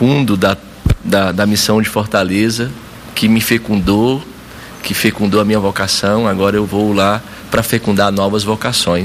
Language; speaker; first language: Portuguese; native; Portuguese